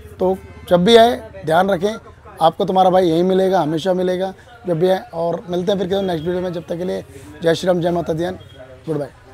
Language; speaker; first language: Hindi; native; Hindi